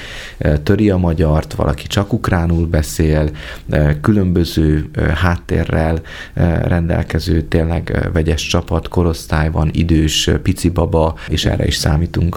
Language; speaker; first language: Hungarian; native; Hungarian